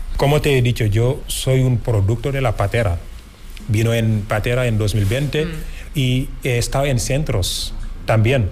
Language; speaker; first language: Spanish; non-native, fluent; Wolof